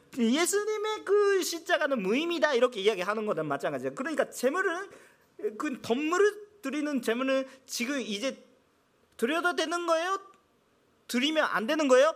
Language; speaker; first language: Korean; non-native, fluent; Japanese